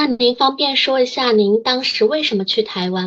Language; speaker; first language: Chinese; native; Chinese